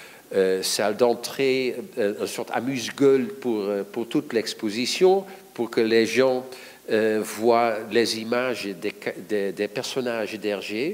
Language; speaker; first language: French; non-native, fluent; Dutch